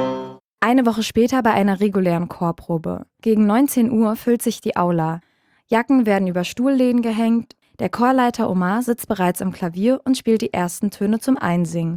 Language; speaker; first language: German; native; German